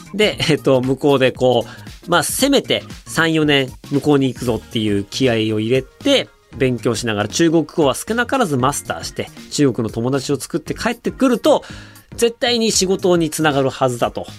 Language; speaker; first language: Japanese; native; Japanese